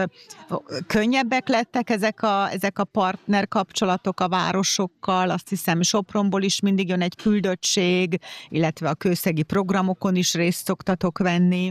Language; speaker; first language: Hungarian; native; Hungarian